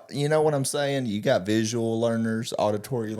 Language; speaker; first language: English; native; English